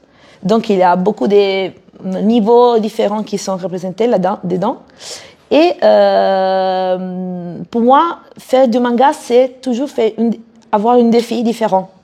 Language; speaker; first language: French; non-native, fluent; Italian